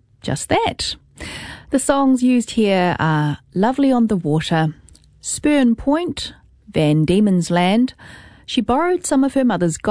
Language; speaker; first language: English; native; English